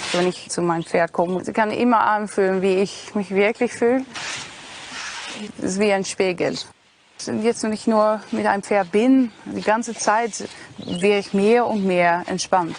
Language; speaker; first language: German; non-native, learner; Dutch